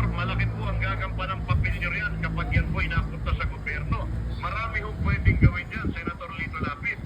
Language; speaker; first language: Filipino; native; Filipino